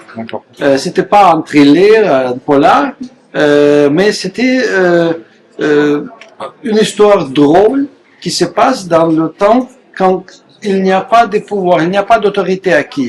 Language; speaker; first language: French; non-native, fluent; Russian